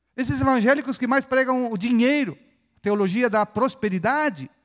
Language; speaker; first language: Portuguese; non-native, fluent; Spanish